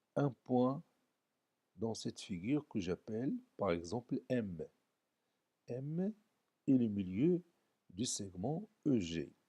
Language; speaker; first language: French; non-native, local second language; Arabic